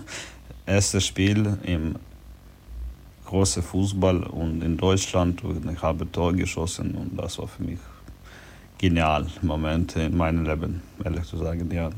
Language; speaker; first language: German; non-native, learner; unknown